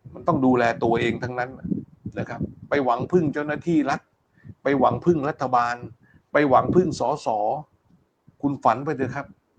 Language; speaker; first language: Thai; native; Thai